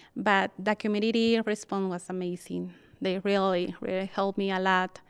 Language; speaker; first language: English; non-native, fluent; Spanish